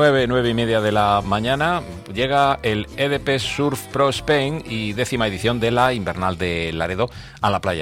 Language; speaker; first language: Spanish; native; Spanish